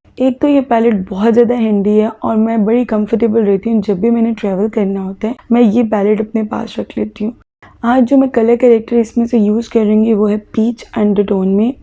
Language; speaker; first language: Urdu; native; Urdu